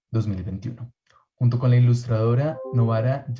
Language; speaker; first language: Spanish; native; Spanish